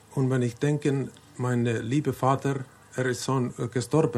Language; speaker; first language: German; non-native, learner; Finnish